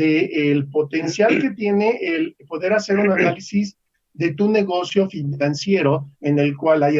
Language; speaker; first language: Spanish; native; Spanish